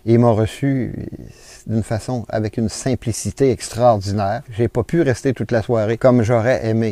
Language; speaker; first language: French; native; French